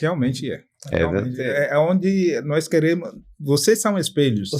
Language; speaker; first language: Portuguese; non-native, fluent; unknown